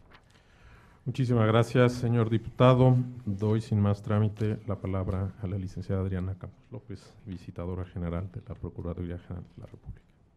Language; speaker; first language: Spanish; native; Spanish